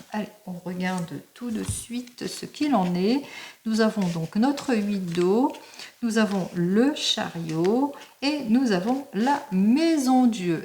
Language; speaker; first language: French; native; French